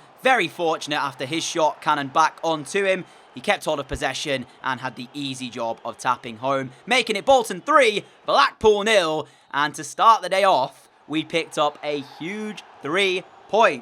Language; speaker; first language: English; native; English